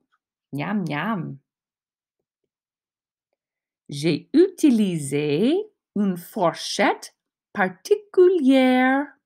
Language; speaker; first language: French; non-native, fluent; English